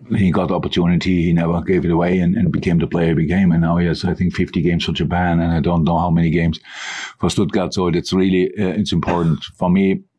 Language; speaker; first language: English; non-native, fluent; German